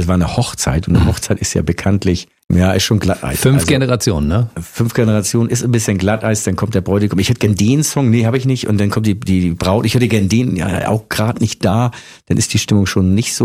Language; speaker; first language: German; native; German